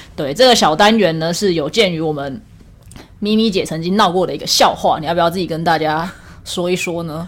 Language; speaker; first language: Chinese; non-native, local second language; Min Nan Chinese